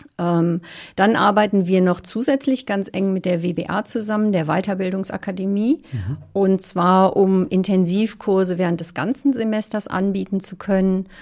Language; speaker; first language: German; native; German